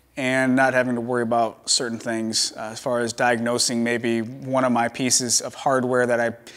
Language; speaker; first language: English; native; English